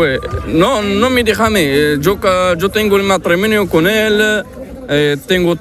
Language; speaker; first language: Spanish; non-native, learner; Arabic